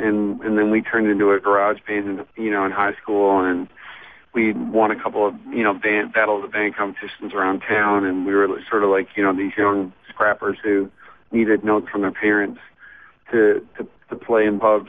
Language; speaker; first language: English; native; English